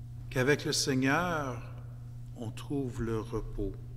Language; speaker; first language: French; native; French